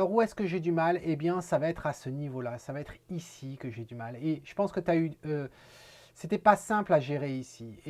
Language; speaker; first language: French; native; French